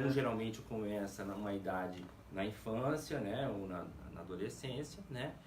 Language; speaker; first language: Portuguese; native; Portuguese